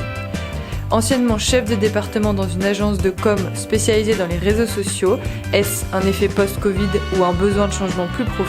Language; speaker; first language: French; native; French